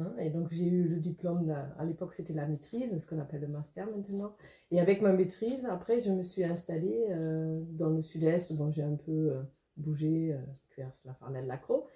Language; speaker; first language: French; non-native, fluent; German